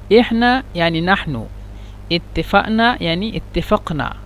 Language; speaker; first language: Egyptian Arabic; non-native, learner; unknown